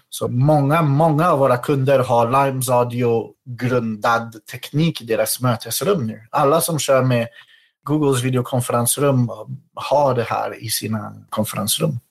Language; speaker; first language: Swedish; non-native, fluent; French